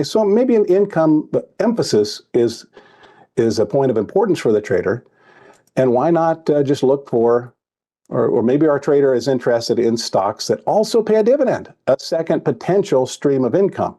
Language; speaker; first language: English; native; English